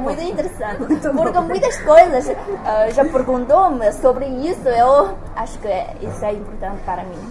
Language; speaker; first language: Portuguese; non-native, learner; Chinese